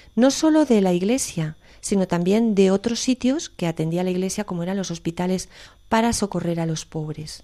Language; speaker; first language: Spanish; native; Spanish